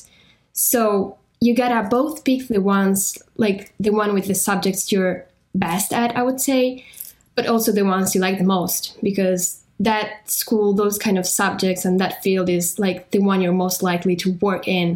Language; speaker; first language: English; non-native, fluent; Italian